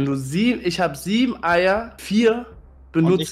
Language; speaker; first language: German; early bilingual, other home language; Turkish